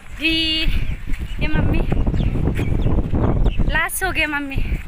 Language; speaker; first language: Hindi; non-native, local second language; Bodo